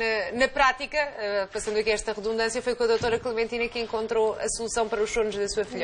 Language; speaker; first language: Portuguese; native; Portuguese